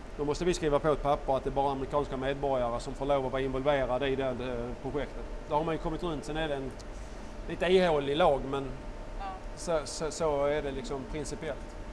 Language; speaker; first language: Swedish; native; Swedish